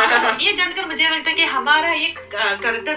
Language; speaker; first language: Hindi; non-native, fluent; Japanese